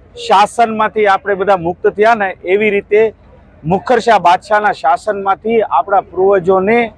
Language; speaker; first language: Gujarati; non-native, local second language; Sindhi